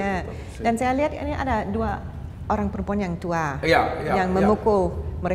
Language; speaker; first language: Indonesian; non-native, fluent; English